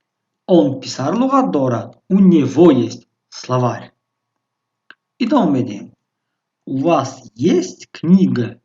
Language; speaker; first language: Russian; non-native, local second language; Tajik